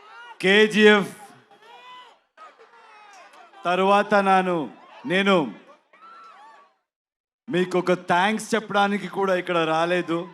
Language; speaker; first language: Telugu; non-native, learner; Kannada